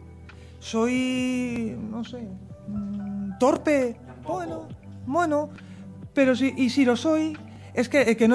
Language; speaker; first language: Spanish; native; Spanish